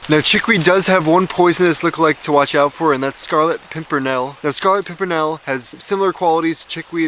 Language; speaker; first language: English; native; English